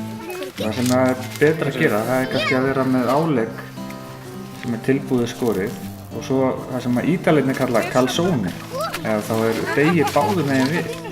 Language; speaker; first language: Icelandic; native; Icelandic